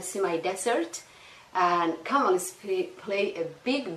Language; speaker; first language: English; non-native, fluent; Somali